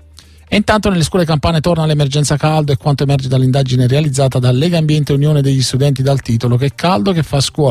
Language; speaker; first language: Italian; native; Italian